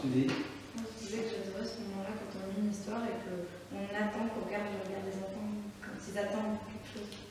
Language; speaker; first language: French; native; French